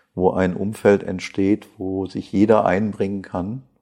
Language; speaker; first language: German; native; German